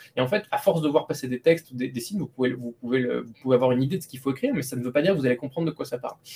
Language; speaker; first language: French; native; French